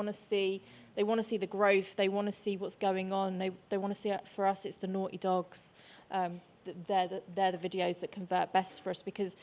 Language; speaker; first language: English; native; English